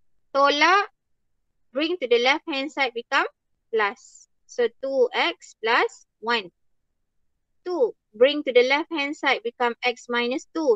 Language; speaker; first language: English; non-native, local second language; Malay